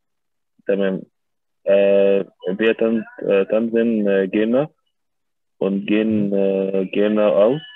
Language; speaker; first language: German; non-native, learner; Arabic